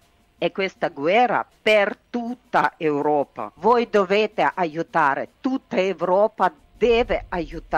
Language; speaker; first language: Italian; non-native, learner; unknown